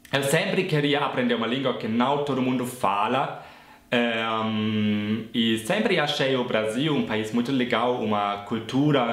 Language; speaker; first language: English; non-native, fluent; German